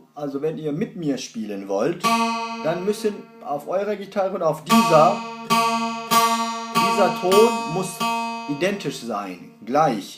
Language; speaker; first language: German; non-native, fluent; Kurdish